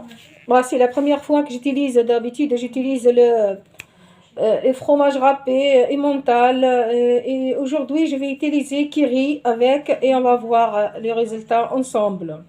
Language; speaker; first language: French; non-native, local second language; Arabic